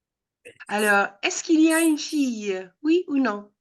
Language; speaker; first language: French; non-native, fluent; English